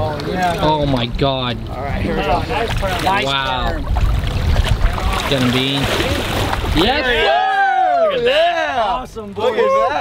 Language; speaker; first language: English; native; English